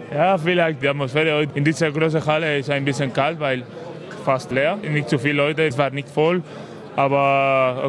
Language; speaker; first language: German; non-native, learner; Spanish